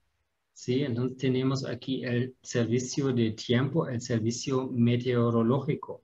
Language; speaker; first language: Spanish; non-native, fluent; German